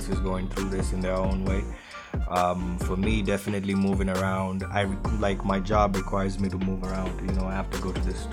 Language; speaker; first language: English; non-native, local second language; Swahili